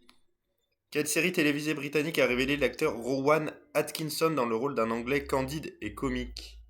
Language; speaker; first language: French; native; French